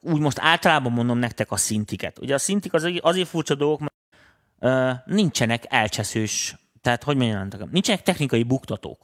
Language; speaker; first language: Hungarian; native; Hungarian